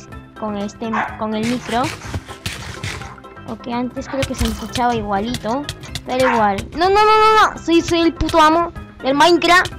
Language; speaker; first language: Spanish; native; Spanish